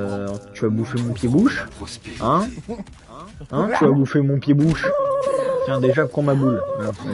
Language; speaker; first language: French; native; French